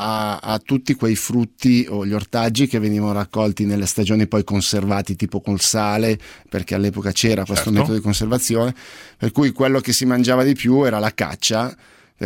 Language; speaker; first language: Italian; native; Italian